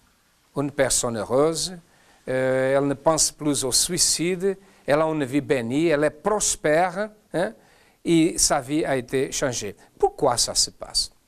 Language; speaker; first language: French; non-native, fluent; Portuguese